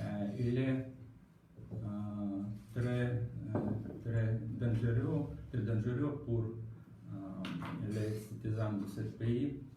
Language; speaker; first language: French; non-native, learner; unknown